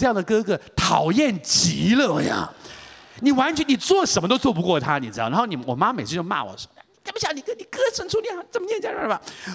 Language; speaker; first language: Chinese; native; Chinese